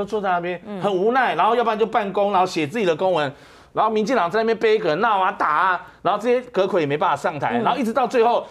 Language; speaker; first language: Chinese; native; Chinese